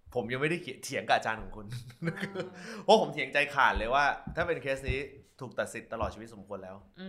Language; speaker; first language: Thai; native; Thai